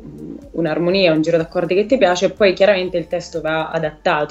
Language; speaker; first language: Italian; native; Italian